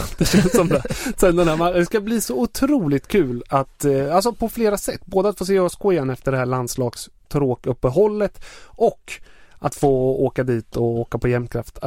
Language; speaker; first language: Swedish; native; Swedish